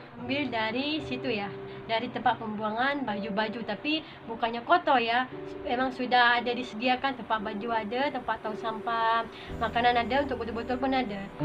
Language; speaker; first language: Indonesian; non-native, local second language; Madurese